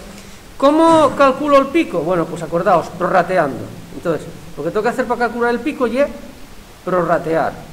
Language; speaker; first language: Spanish; native; Spanish